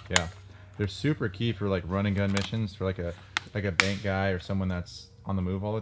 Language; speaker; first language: English; native; English